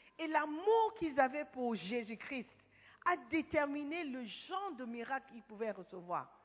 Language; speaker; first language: French; non-native, fluent; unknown